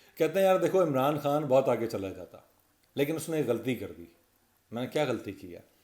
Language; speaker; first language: Urdu; non-native, local second language; Punjabi